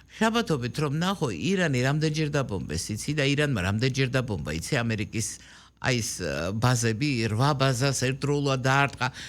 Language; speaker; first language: Georgian; native; Georgian